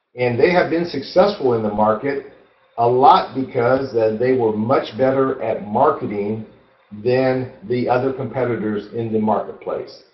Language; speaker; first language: English; native; English